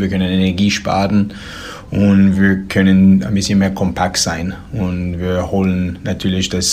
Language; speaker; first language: German; non-native, learner; English